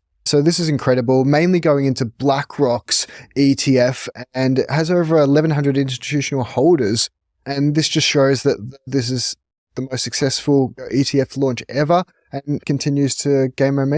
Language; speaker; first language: English; native; English